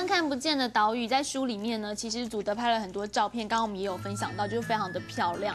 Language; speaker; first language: Chinese; native; Chinese